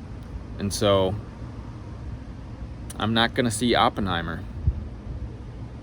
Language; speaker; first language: English; native; English